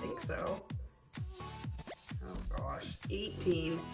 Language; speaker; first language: English; native; English